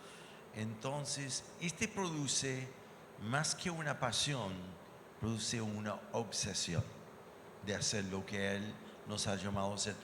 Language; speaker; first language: Spanish; non-native, fluent; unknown